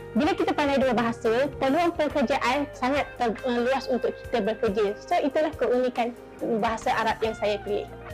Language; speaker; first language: Malay; native; Malay